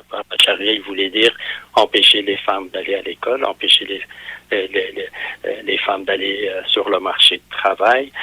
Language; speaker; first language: French; non-native, fluent; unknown